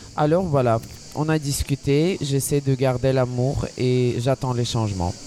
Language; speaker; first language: French; non-native, fluent; Ukrainian